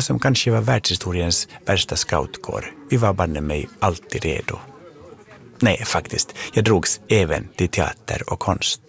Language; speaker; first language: Swedish; native; Swedish